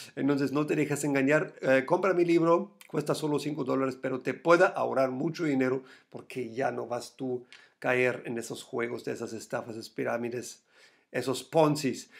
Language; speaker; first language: Spanish; non-native, fluent; German